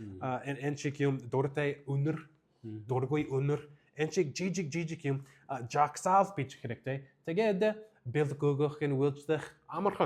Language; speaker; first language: Mongolian; early bilingual, heritage; English